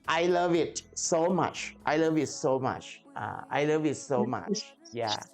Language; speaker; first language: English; non-native, fluent; Thai